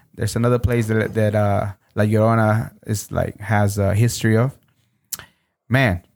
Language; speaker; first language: English; early bilingual, other home language; Spanish